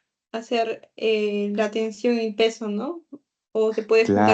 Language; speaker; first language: Spanish; native; Spanish